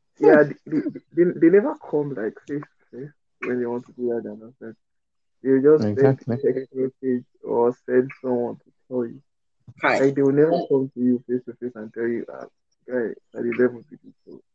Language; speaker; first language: English; non-native, local second language; Yoruba